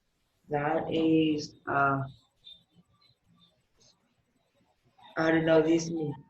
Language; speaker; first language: English; non-native, learner; Vietnamese